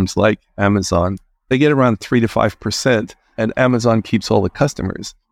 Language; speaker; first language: English; native; English